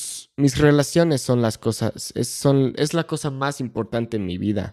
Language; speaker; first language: Spanish; non-native, fluent; English